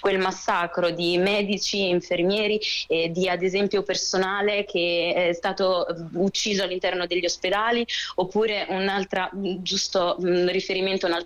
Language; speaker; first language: Italian; non-native, fluent; Arabic